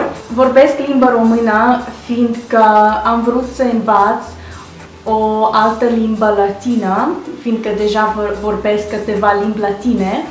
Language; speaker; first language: Romanian; non-native, learner; Russian